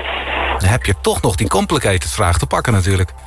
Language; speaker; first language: Dutch; native; Dutch